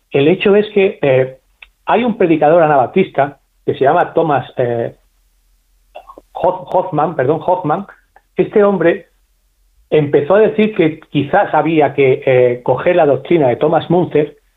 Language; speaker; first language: Spanish; native; Spanish